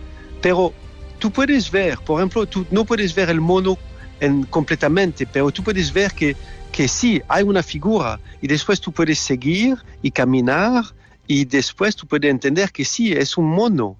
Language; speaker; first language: Spanish; non-native, learner; French